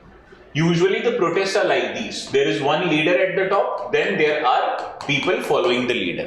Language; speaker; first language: English; non-native, local second language; Hindi